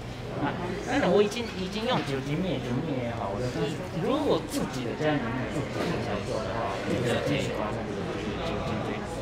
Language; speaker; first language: Chinese; non-native, learner; Japanese